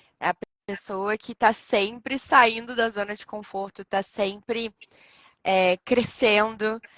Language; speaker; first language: Portuguese; native; Portuguese